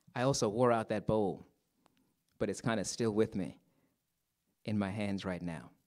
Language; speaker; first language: English; native; English